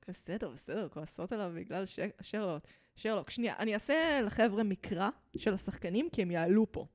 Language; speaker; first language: Hebrew; early bilingual, other home language; English